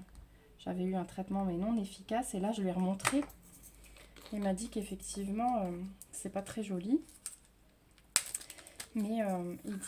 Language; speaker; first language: French; native; French